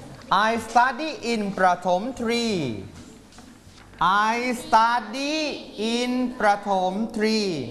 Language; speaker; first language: English; non-native, fluent; Thai